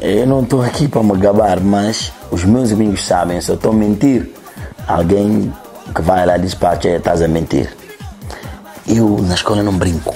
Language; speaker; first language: Portuguese; non-native, local second language; Upper Guinea Crioulo